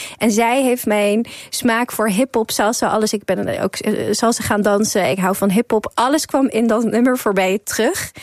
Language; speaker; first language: Dutch; early bilingual, other home language; Persian